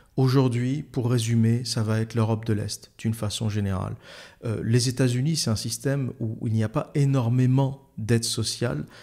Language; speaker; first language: French; native; French